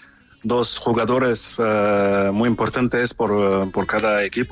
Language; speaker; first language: Spanish; non-native, fluent; French